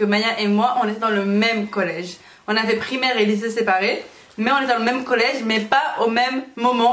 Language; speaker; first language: French; native; French